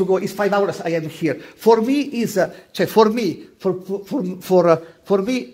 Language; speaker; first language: English; non-native, learner; Italian